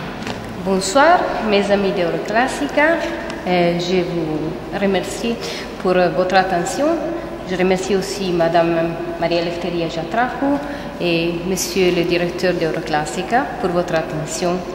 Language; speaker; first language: French; non-native, fluent; Italian